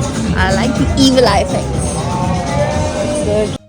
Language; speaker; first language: English; non-native, local second language; Urdu